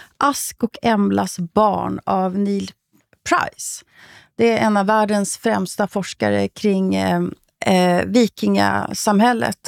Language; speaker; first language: Swedish; native; Swedish